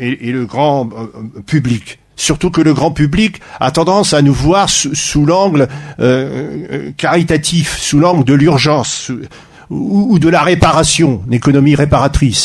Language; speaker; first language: French; native; French